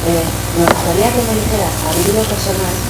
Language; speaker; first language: Spanish; native; Spanish